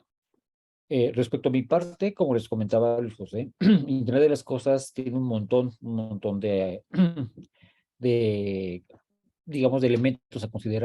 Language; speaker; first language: Spanish; native; Spanish